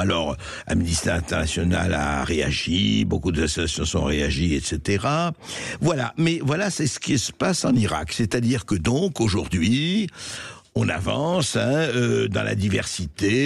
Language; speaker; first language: French; native; French